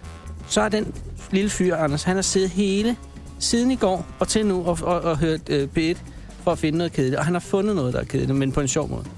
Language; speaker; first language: Danish; native; Danish